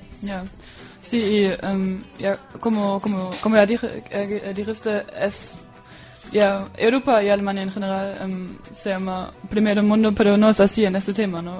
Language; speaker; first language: Spanish; non-native, fluent; German